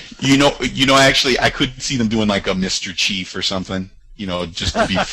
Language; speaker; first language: English; native; English